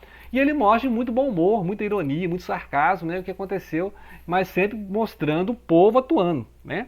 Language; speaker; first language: Portuguese; native; Portuguese